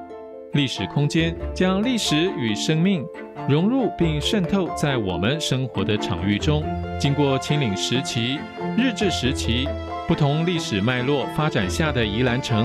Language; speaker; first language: Chinese; native; Chinese